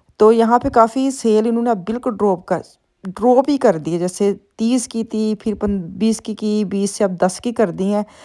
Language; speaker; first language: Urdu; non-native, local second language; Punjabi